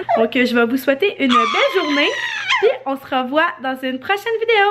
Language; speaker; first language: French; native; French